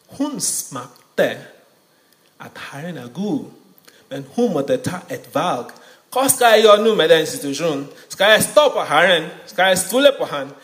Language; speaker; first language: Norwegian; non-native, fluent; Yoruba